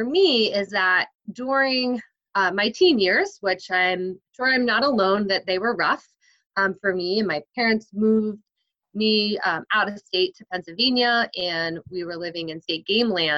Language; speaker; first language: English; native; English